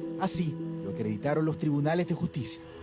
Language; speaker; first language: Spanish; native; Spanish